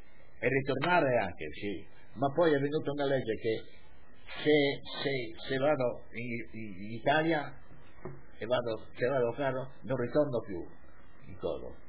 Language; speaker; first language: Italian; non-native, local second language; Friulian